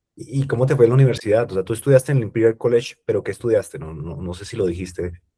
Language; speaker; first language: Spanish; native; Spanish